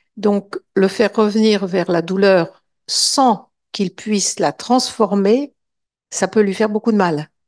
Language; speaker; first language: French; native; French